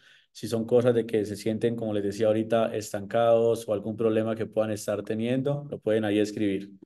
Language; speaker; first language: Spanish; native; Spanish